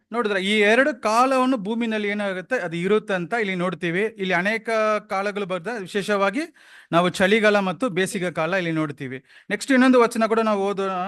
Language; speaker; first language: Kannada; non-native, local second language; Tamil